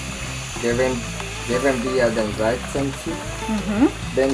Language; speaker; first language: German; non-native, learner; Spanish